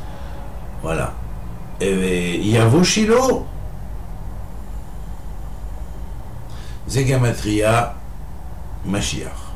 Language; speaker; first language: Hebrew; non-native, fluent; French